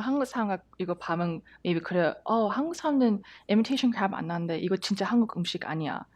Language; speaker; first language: Korean; early bilingual, heritage; English